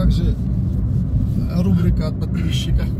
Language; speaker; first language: Russian; native; Russian